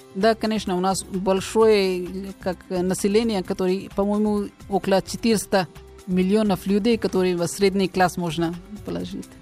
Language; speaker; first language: Russian; non-native, learner; Hindi